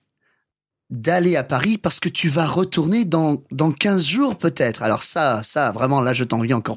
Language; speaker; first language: French; native; French